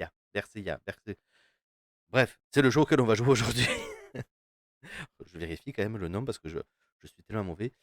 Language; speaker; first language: French; native; French